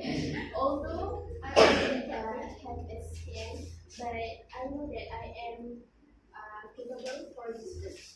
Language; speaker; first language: English; non-native, local second language; Malay